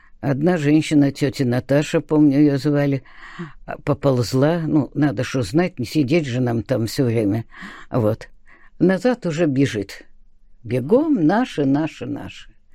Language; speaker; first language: Russian; early bilingual, other home language; Spanish